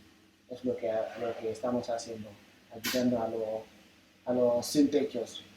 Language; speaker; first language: Spanish; non-native, fluent; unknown